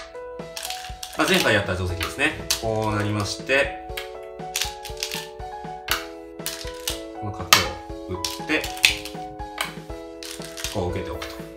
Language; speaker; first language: Japanese; native; Japanese